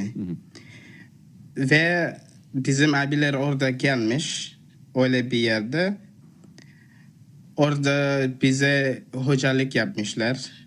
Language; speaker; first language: Turkish; non-native, fluent; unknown